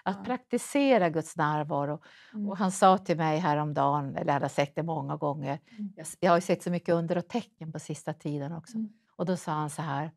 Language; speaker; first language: Swedish; native; Swedish